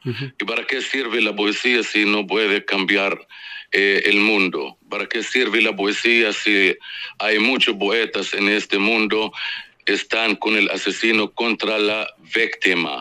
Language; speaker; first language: Spanish; non-native, fluent; Arabic